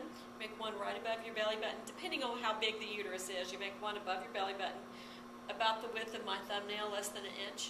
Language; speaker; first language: English; native; English